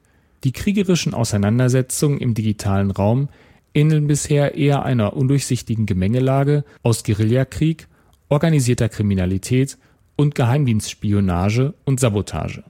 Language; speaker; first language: German; native; German